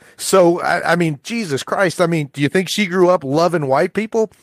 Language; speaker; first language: English; native; English